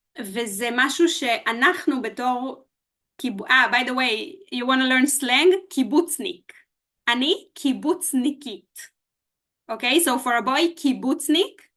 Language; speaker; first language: Hebrew; native; Hebrew